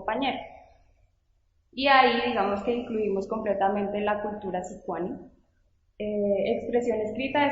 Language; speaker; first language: Spanish; native; Spanish